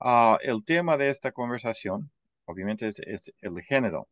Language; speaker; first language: Spanish; non-native, fluent; English